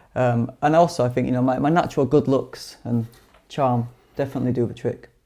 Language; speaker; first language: English; native; English